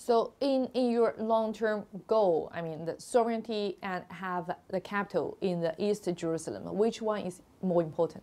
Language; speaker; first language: English; non-native, fluent; Chinese